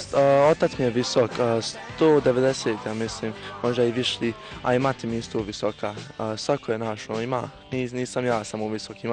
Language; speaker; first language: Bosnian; early bilingual, heritage; Bosnian